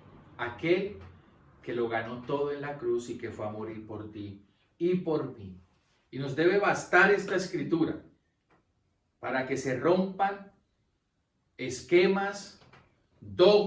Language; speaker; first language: Spanish; native; Spanish